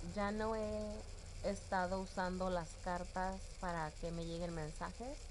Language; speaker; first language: Spanish; early bilingual, heritage; Spanish